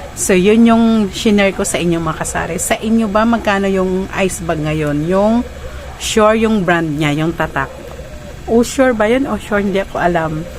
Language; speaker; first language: Filipino; non-native, local second language; Cebuano